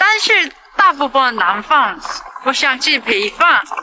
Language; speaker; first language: Chinese; non-native, learner; Korean